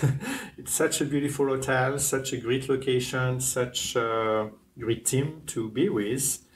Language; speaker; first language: English; non-native, fluent; French